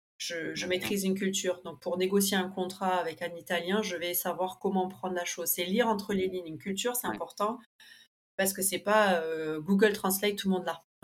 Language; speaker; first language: French; early bilingual, other home language; Spanish